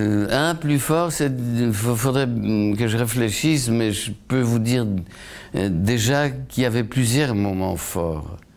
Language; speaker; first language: French; non-native, fluent; Polish